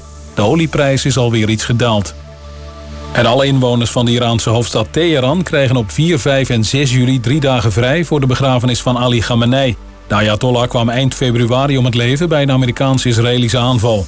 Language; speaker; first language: Dutch; native; Dutch